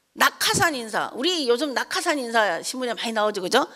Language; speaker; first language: Korean; native; Korean